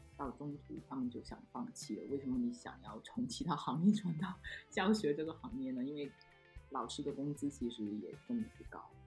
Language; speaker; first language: Chinese; non-native, local second language; Cantonese